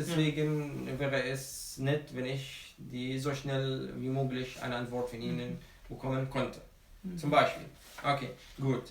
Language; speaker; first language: German; non-native, fluent; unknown